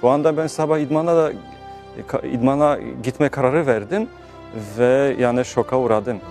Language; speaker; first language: Turkish; early bilingual, heritage; Turkish